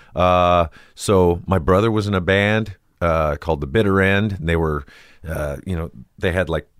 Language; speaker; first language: English; native; English